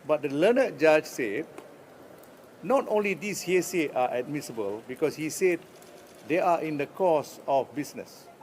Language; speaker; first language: English; non-native, local second language; Malay